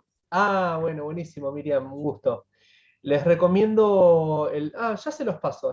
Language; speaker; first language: Spanish; native; Spanish